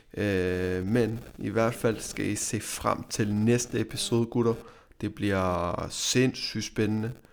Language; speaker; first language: Danish; early bilingual, other home language; Arabic